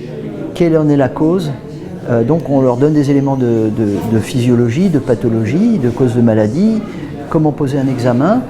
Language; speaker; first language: French; native; French